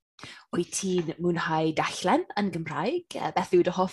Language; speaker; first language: Welsh; non-native, learner; English